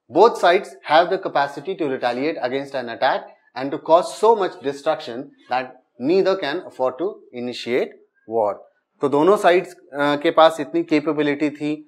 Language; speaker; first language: Hindi; native; Hindi